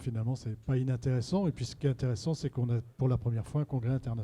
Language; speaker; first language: French; native; French